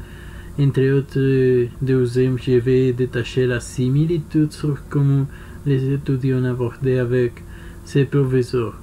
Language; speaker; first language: French; non-native, learner; Spanish